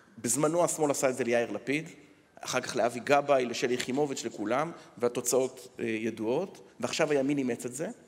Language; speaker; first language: Hebrew; native; Hebrew